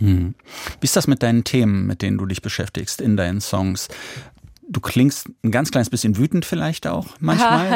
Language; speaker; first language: German; native; German